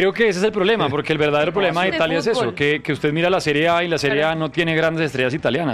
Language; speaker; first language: Spanish; native; Spanish